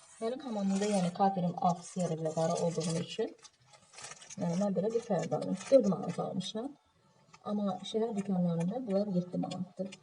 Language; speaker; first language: Turkish; non-native, learner; Azerbaijani